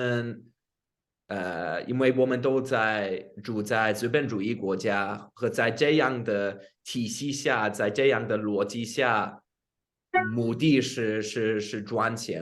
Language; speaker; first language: Chinese; non-native, fluent; English